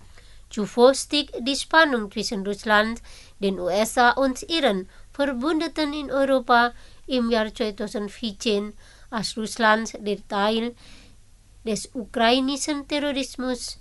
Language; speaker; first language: German; non-native, fluent; Indonesian